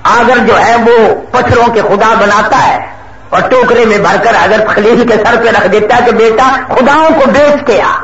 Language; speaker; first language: Urdu; non-native, local second language; Saraiki